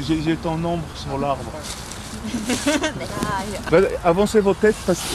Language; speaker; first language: French; native; French